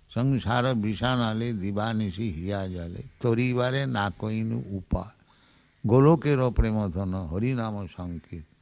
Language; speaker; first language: Bangla; native; Bangla